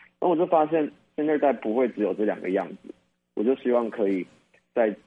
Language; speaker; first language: Chinese; native; Chinese